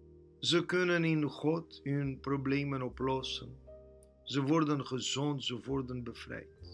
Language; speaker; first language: Dutch; non-native, fluent; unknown